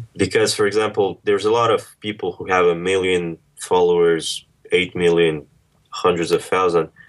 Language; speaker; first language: English; early bilingual, other home language; Russian